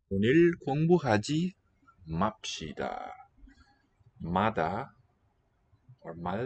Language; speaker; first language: Korean; non-native, learner; English